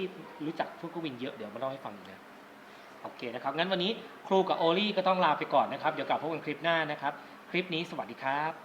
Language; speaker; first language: Thai; native; Thai